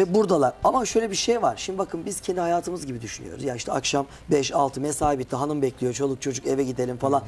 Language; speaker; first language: Turkish; native; Turkish